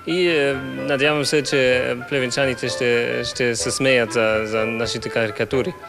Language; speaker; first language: Bulgarian; non-native, fluent; German